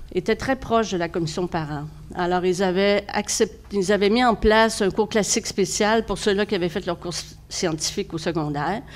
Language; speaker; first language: French; native; French